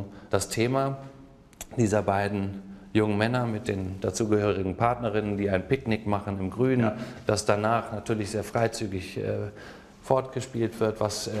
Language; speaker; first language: German; native; German